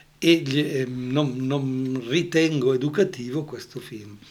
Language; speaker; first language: Italian; native; Italian